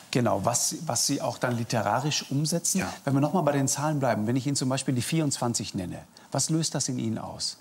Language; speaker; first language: German; native; German